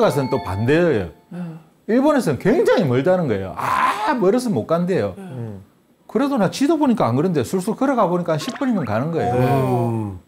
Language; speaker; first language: Korean; native; Korean